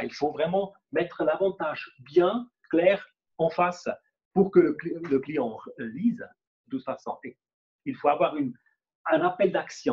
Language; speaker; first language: French; non-native, local second language; German